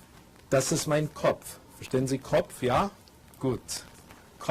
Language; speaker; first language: German; non-native, fluent; English